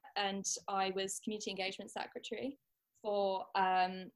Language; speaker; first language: English; native; English